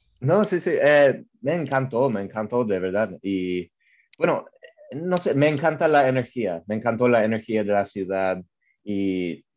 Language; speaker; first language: Spanish; non-native, learner; English